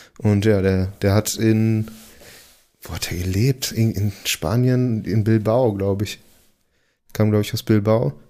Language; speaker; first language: German; early bilingual, other home language; Portuguese